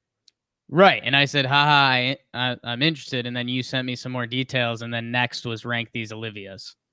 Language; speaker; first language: English; native; English